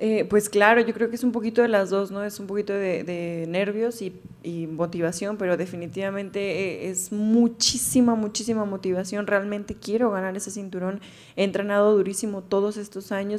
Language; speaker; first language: Spanish; native; Spanish